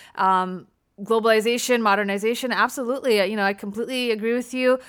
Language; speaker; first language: English; native; English